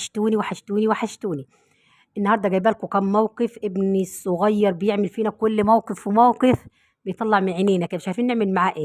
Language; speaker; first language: Arabic; native; Arabic